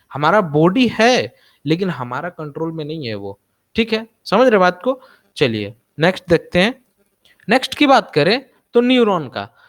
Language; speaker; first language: Hindi; native; Hindi